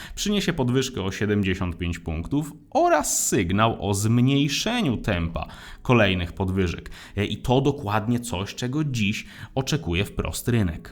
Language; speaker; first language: Polish; native; Polish